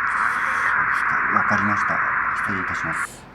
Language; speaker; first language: Japanese; native; Japanese